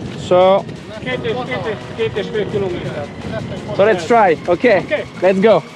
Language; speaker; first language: English; non-native, learner; French